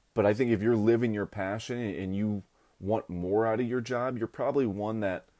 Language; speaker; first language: English; native; English